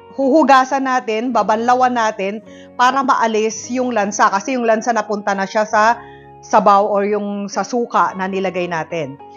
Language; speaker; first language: Filipino; non-native, local second language; Iloko